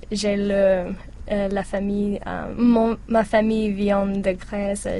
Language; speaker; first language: French; non-native, learner; English